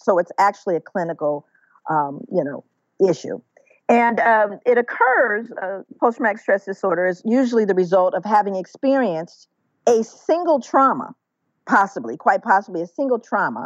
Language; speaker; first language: English; native; English